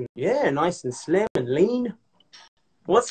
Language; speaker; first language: English; native; English